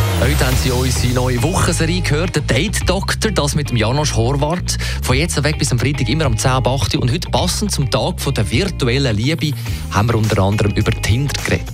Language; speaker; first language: German; native; German